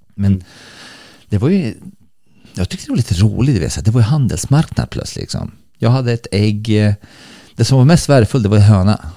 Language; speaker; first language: Swedish; early bilingual, other home language; Bosnian